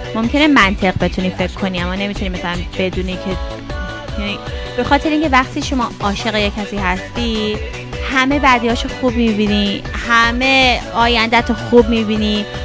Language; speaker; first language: Persian; early bilingual, heritage; Persian